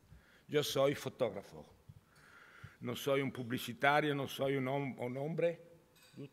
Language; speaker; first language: Spanish; non-native, learner; Italian